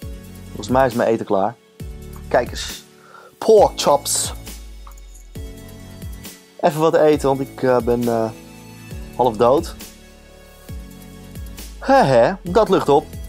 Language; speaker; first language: Dutch; native; Dutch